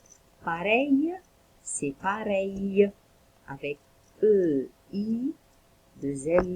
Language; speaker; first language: French; non-native, local second language; Arabic